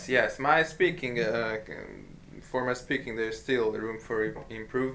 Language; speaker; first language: English; non-native, fluent; Hungarian